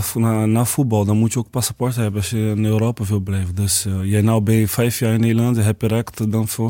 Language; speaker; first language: Dutch; non-native, learner; Portuguese